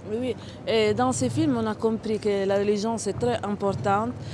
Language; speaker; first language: French; non-native, learner; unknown